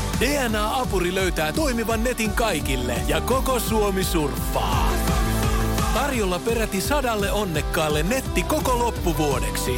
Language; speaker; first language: Finnish; native; Finnish